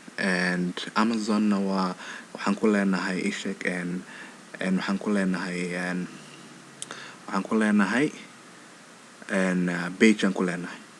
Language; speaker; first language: Somali; early bilingual, heritage; Somali